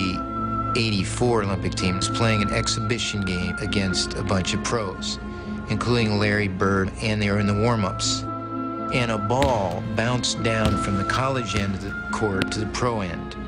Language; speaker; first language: English; native; English